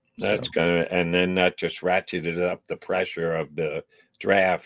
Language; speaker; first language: English; native; English